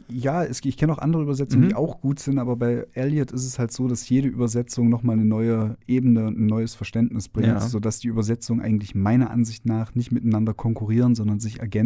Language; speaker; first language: German; native; German